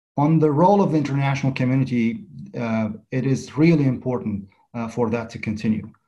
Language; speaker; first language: English; non-native, fluent; Central Kurdish